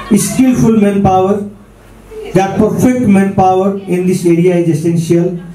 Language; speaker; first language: English; non-native, local second language; Nepali